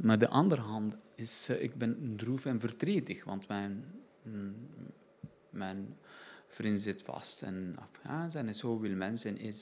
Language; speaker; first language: Dutch; non-native, learner; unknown